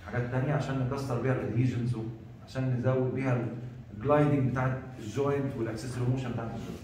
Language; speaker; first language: Arabic; native; Arabic